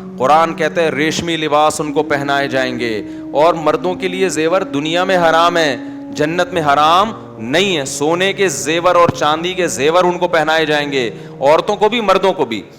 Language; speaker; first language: Urdu; native; Urdu